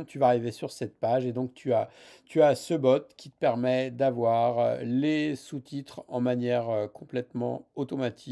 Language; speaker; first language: French; native; French